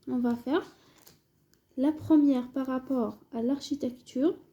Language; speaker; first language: French; non-native, local second language; Arabic